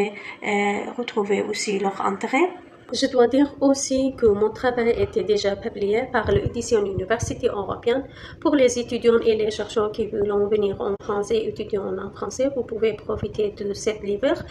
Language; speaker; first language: French; non-native, learner; Kurdish